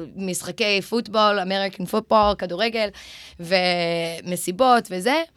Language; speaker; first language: Hebrew; early bilingual, other home language; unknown